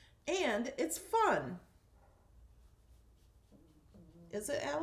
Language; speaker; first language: English; native; English